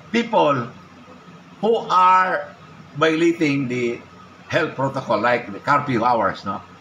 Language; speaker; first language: English; non-native, local second language; Cebuano